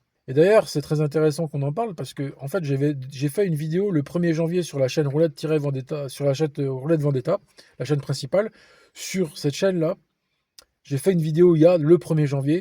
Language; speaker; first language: French; native; French